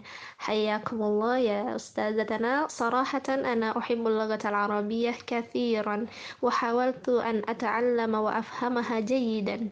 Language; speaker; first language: Arabic; non-native, learner; Indonesian